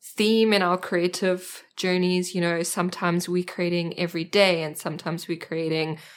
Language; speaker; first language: English; native; English